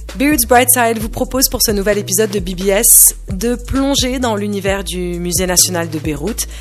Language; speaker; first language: French; non-native, local second language; Arabic